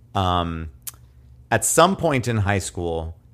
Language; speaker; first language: English; native; English